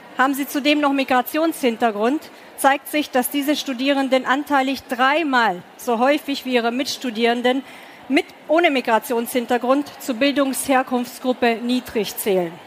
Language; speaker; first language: German; early bilingual, other home language; Romanian